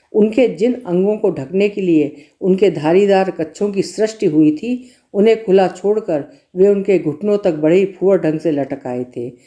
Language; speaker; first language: Hindi; native; Hindi